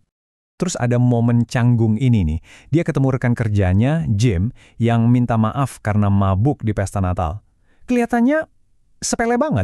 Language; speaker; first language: Indonesian; native; Indonesian